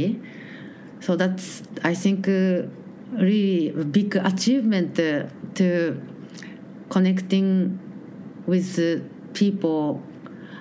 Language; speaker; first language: English; non-native, learner; Japanese